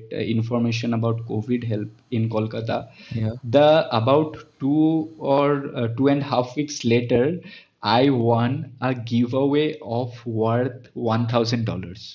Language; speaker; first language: English; non-native, local second language; Bangla